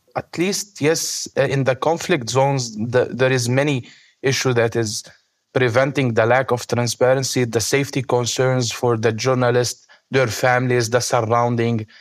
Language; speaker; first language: English; non-native, fluent; Arabic